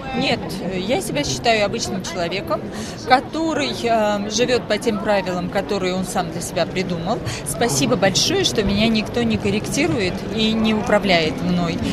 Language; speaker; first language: Russian; non-native, local second language; Armenian